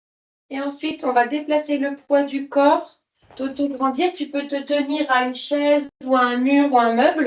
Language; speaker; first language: French; native; French